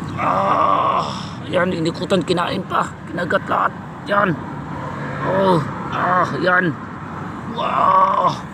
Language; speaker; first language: Filipino; non-native, local second language; Cebuano